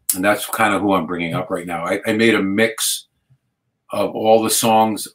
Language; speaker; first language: English; native; English